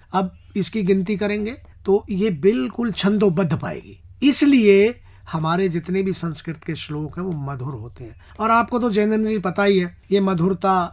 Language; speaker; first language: Hindi; native; Hindi